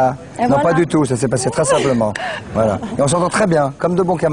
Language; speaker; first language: French; native; French